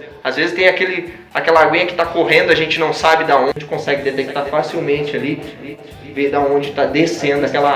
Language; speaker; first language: Portuguese; native; Portuguese